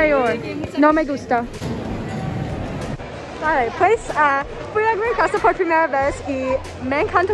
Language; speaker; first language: Spanish; non-native, learner; English